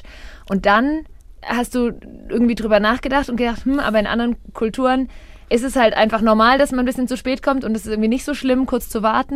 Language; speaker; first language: German; native; German